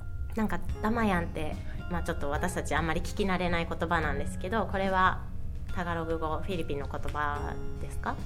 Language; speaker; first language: Japanese; native; Japanese